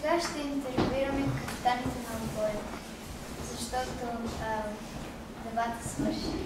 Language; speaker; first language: Bulgarian; early bilingual, other home language; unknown